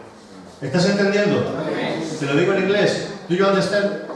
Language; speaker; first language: Spanish; native; Spanish